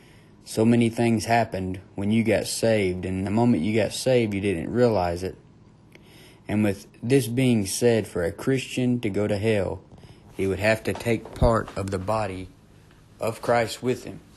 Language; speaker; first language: English; native; English